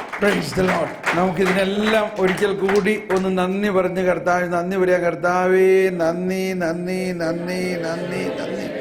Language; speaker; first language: Malayalam; native; Malayalam